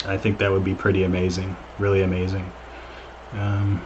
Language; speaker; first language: English; native; English